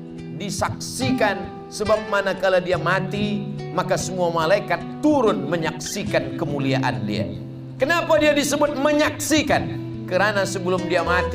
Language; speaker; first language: Malay; native; Malay